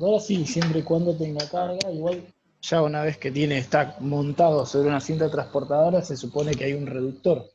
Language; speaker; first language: Spanish; native; Spanish